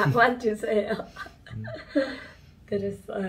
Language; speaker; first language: Korean; non-native, fluent; Khmer